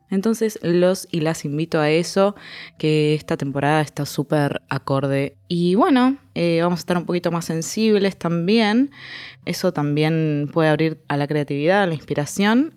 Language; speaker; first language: Spanish; native; Spanish